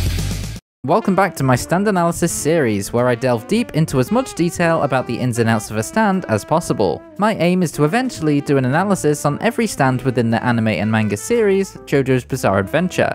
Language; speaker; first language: English; native; English